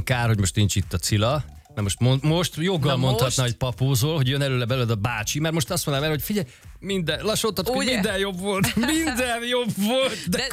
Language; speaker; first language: Hungarian; native; Hungarian